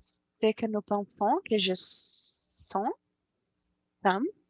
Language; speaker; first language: French; non-native, learner; Portuguese